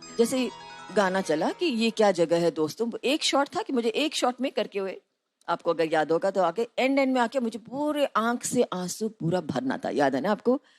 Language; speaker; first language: Hindi; non-native, local second language; Tamil